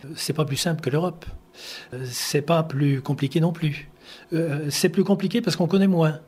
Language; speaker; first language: French; native; French